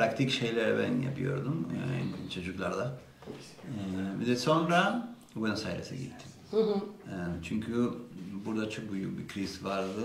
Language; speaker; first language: Turkish; non-native, learner; Spanish